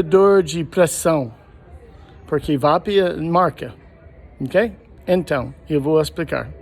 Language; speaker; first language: Portuguese; non-native, learner; English